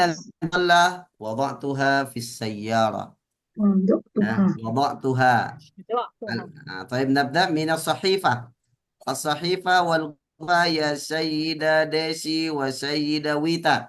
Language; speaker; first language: Arabic; non-native, fluent; Indonesian